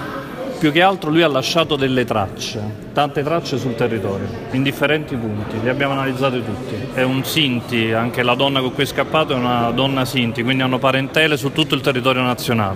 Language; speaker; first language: Italian; native; Italian